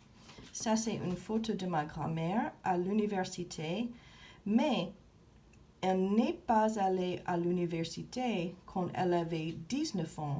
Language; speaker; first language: French; non-native, fluent; English